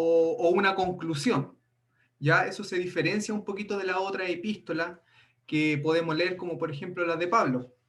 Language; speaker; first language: Spanish; native; Spanish